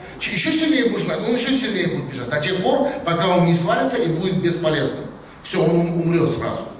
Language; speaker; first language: Russian; native; Russian